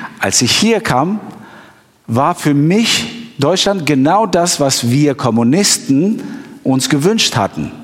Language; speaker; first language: German; non-native, fluent; Albanian